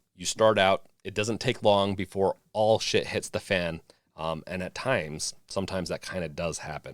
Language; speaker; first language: English; native; English